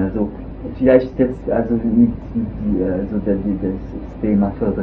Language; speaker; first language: German; non-native, local second language; French